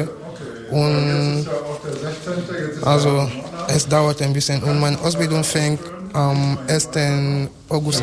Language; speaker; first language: German; non-native, fluent; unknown